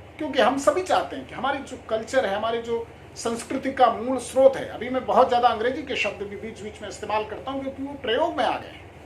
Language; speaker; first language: Hindi; native; Hindi